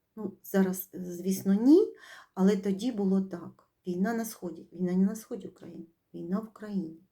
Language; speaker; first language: Ukrainian; native; Ukrainian